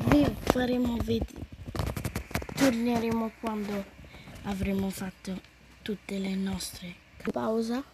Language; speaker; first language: Italian; early bilingual, other home language; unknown